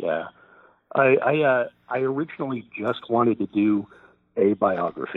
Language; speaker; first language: English; native; English